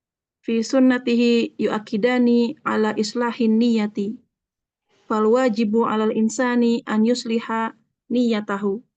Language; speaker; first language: Arabic; non-native, learner; Indonesian